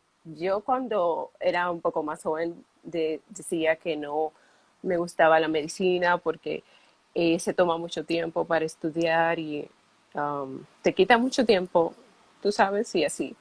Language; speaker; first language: Spanish; early bilingual, heritage; Spanish